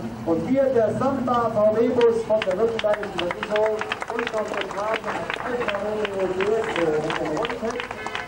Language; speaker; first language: German; native; German